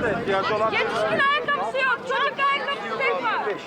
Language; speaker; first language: Turkish; native; Turkish